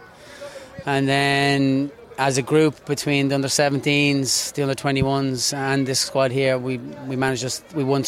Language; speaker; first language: English; native; English